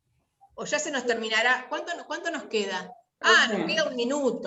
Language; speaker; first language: Spanish; native; Spanish